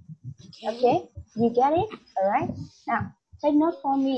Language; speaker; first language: English; non-native, learner; Vietnamese